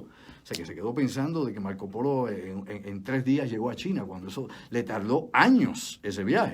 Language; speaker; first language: Spanish; native; Spanish